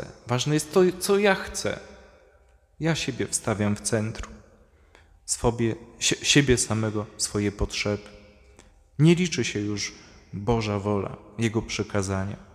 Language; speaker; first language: Polish; native; Polish